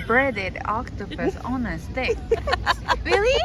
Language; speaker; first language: English; non-native, fluent; Japanese